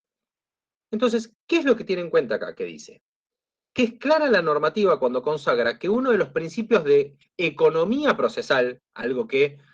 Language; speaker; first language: Spanish; native; Spanish